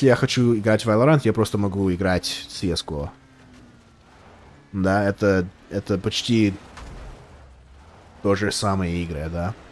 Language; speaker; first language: Russian; non-native, learner; English